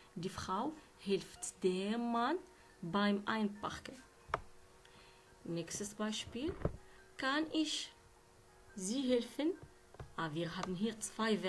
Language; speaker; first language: German; non-native, learner; Arabic